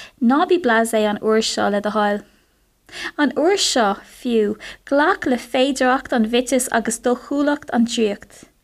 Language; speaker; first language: Irish; non-native, local second language; English